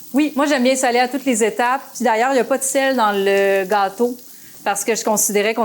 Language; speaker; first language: French; native; French